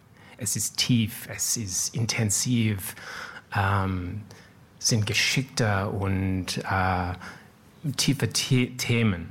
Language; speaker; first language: German; non-native, learner; French